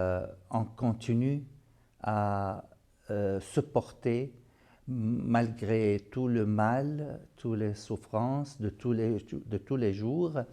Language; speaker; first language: French; non-native, fluent; Arabic